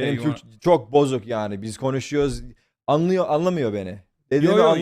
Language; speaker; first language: Turkish; early bilingual, heritage; Turkish